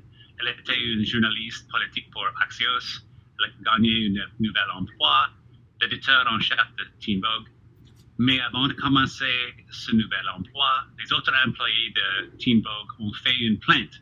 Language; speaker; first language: French; non-native, fluent; English